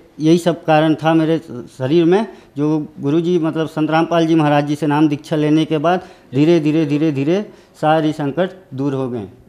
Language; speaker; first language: Hindi; native; Hindi